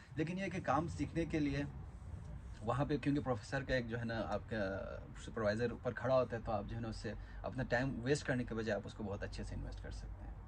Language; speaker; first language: Urdu; non-native, local second language; Balti